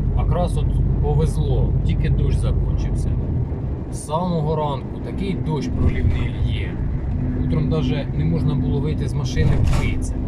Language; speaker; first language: Ukrainian; native; Ukrainian